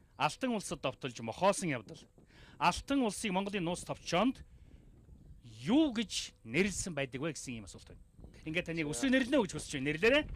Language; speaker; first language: Mongolian; native; Mongolian